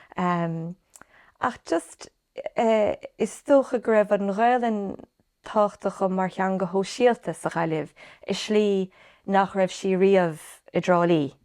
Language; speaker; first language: Irish; native; Irish